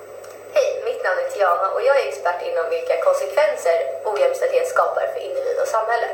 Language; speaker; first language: Swedish; native; Swedish